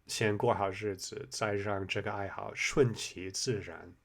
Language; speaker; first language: Chinese; non-native, fluent; English